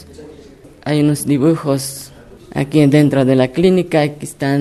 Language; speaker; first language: Spanish; non-native, local second language; Tzotzil